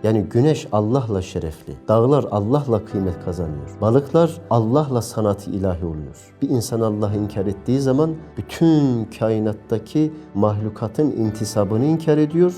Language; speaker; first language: Turkish; native; Turkish